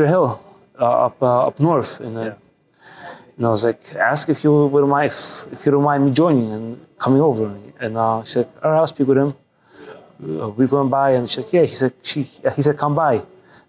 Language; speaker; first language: English; native; English